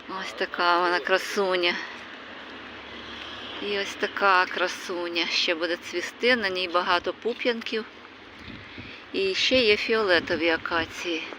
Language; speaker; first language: Ukrainian; native; Ukrainian